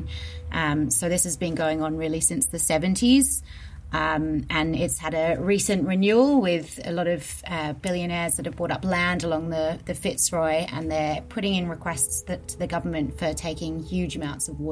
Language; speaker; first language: English; native; English